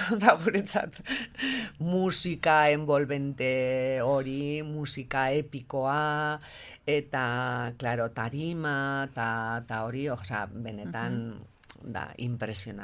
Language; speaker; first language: Basque; non-native, local second language; Spanish